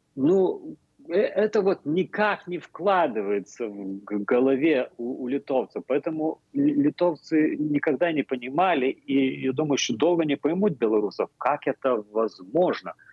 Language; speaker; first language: Russian; non-native, fluent; Lithuanian